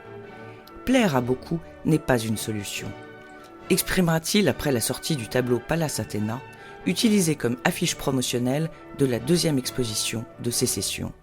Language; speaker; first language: French; native; French